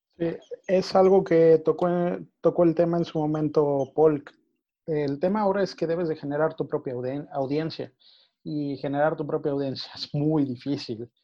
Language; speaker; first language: Spanish; native; Spanish